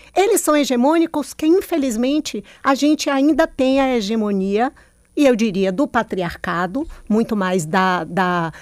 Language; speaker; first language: Portuguese; native; Portuguese